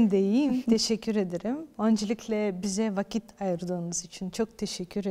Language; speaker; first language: Turkish; non-native, fluent; Ukrainian